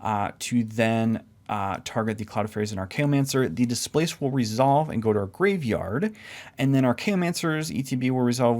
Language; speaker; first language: English; native; English